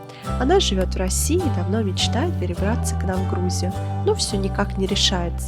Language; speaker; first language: Russian; native; Russian